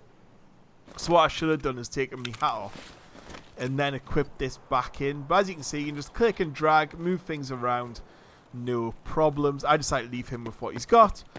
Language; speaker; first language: English; native; English